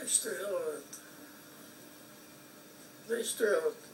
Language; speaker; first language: Hebrew; non-native, fluent; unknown